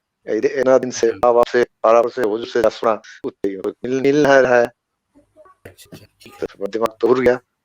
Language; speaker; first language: Hindi; non-native, learner; Bangla